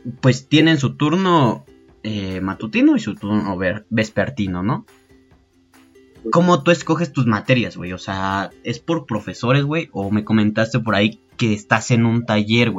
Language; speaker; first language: Spanish; native; Spanish